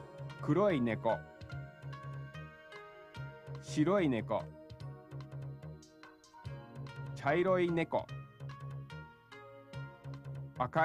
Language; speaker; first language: Japanese; non-native, fluent; English